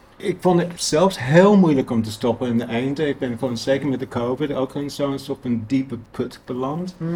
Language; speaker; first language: Dutch; non-native, fluent; English